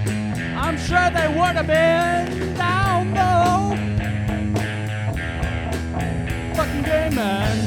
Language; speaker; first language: English; native; English